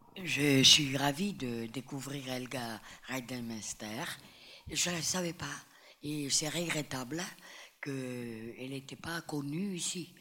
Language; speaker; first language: French; non-native, fluent; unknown